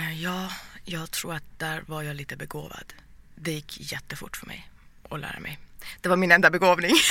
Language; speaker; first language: Swedish; early bilingual, other home language; Persian